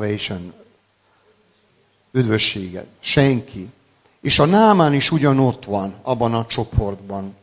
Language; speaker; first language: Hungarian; non-native, local second language; Serbian